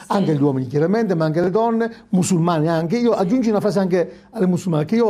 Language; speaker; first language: Italian; native; Italian